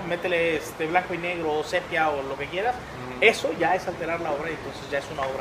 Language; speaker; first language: Spanish; native; Spanish